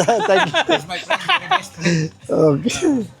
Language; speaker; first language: English; non-native, learner; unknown